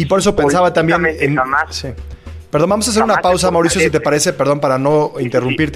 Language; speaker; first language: Spanish; native; Spanish